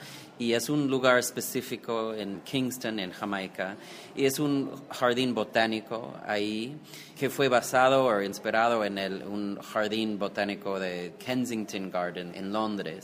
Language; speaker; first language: Spanish; non-native, fluent; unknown